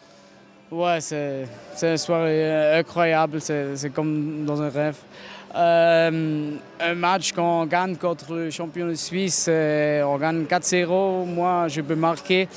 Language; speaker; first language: French; non-native, local second language; German